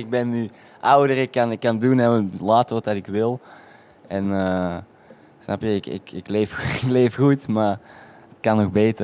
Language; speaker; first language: Dutch; native; Dutch